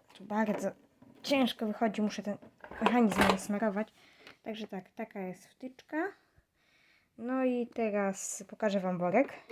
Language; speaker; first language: Polish; native; Polish